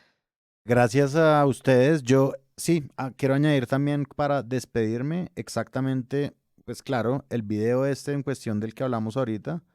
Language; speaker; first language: Spanish; native; Spanish